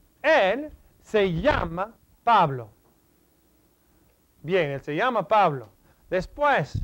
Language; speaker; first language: Spanish; non-native, fluent; English